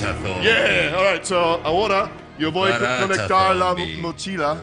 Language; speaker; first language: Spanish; non-native, fluent; English